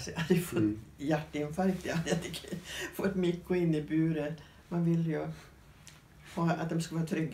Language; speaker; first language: Norwegian; native; Norwegian